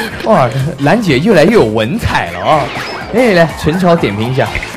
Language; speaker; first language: Chinese; native; Chinese